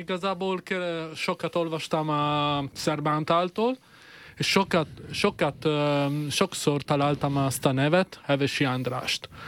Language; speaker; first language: Hungarian; non-native, fluent; Italian